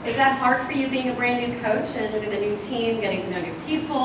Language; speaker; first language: English; native; English